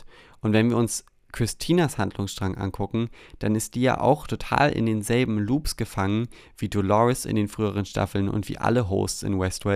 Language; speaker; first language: German; native; German